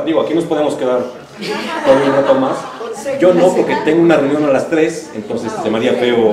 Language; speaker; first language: Spanish; native; Spanish